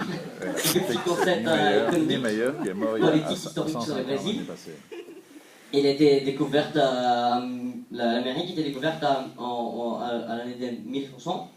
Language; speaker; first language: French; non-native, fluent; Portuguese